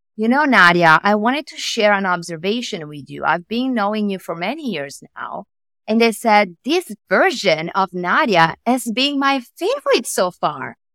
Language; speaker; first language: English; non-native, fluent; Italian